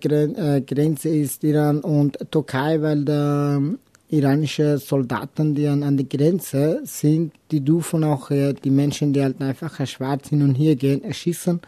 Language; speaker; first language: German; non-native, local second language; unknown